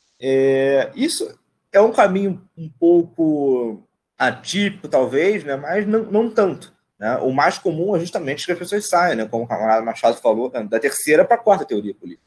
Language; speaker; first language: Portuguese; native; Portuguese